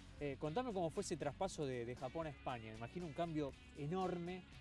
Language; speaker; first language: Spanish; native; Spanish